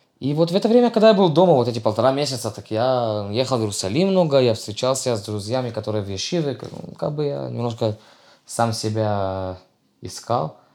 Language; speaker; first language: Russian; early bilingual, heritage; Russian